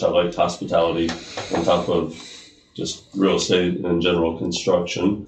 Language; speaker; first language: English; native; English